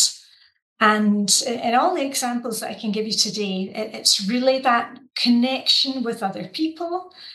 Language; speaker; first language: English; native; English